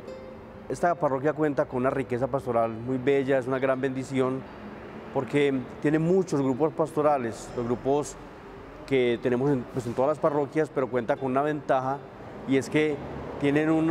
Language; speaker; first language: Spanish; native; Spanish